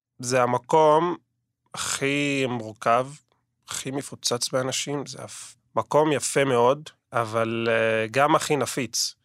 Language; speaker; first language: Hebrew; non-native, local second language; Arabic